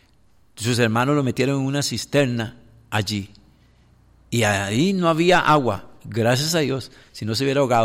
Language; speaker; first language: Spanish; native; Spanish